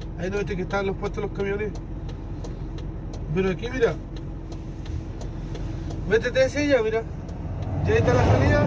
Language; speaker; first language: Spanish; native; Spanish